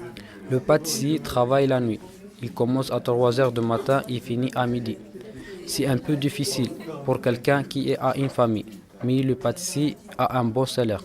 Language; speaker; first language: French; non-native, local second language; Arabic